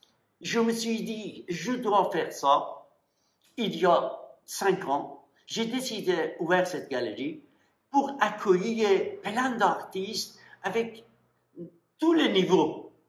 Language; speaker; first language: French; non-native, fluent; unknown